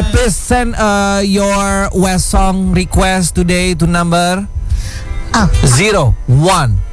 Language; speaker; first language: English; non-native, learner; Indonesian